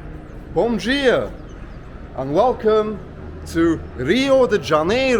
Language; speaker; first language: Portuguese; non-native, learner; English